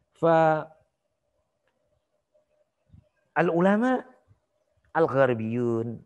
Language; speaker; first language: Arabic; non-native, fluent; Indonesian